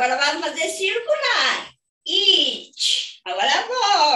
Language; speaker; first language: Portuguese; non-native, fluent; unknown